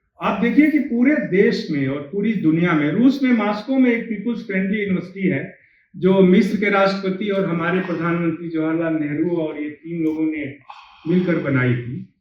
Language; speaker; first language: Hindi; native; Hindi